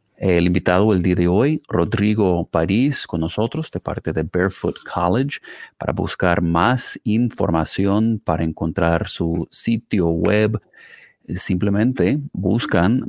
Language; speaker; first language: Spanish; non-native, fluent; English